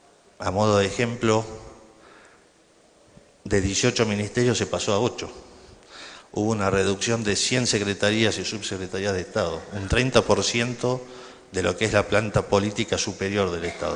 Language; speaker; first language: Spanish; native; Spanish